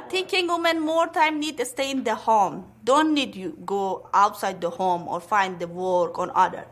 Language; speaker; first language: English; non-native, learner; Pashto